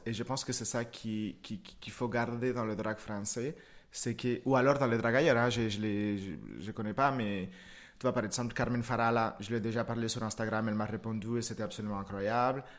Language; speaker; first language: French; non-native, fluent; Spanish